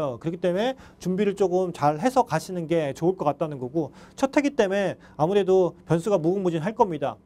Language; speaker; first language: Korean; native; Korean